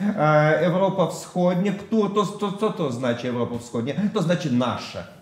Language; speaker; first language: Polish; non-native, fluent; Russian